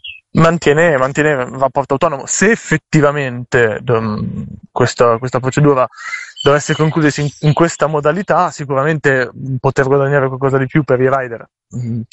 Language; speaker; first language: Italian; native; Italian